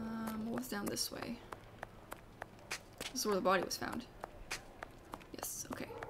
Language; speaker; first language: English; native; English